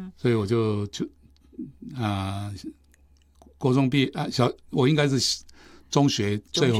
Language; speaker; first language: Chinese; native; Chinese